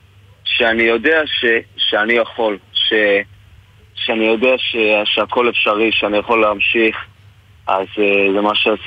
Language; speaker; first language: Hebrew; non-native, fluent; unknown